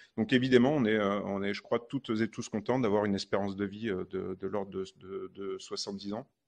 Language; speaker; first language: French; native; French